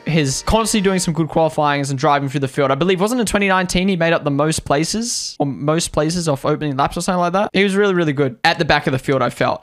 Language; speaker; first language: English; native; English